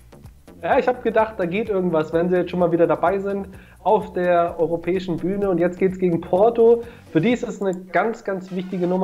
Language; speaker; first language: German; native; German